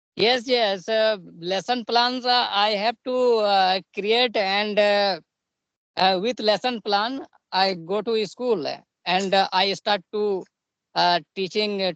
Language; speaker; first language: English; non-native, learner; Santali